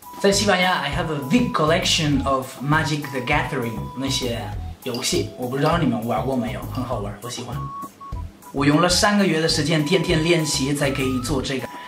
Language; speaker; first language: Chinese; non-native, fluent; Spanish